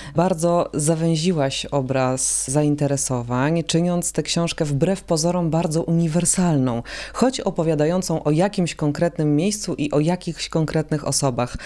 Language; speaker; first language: Polish; native; Polish